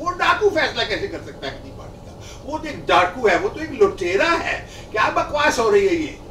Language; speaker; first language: Urdu; native; Urdu